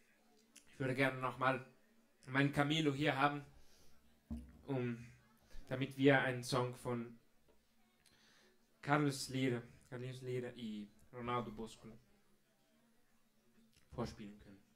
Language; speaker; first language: German; non-native, fluent; Italian